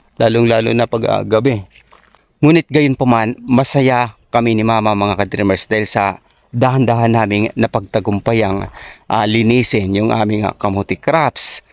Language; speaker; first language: Filipino; non-native, local second language; Cebuano